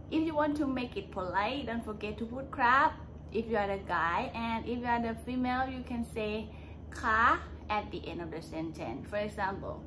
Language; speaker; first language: English; non-native, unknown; Thai